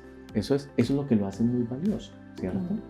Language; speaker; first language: Spanish; native; Spanish